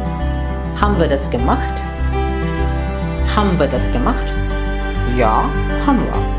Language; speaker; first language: German; non-native, fluent; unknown